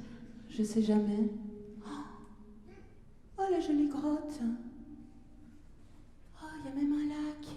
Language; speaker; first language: French; native; French